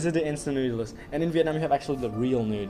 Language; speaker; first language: English; non-native, fluent; Vietnamese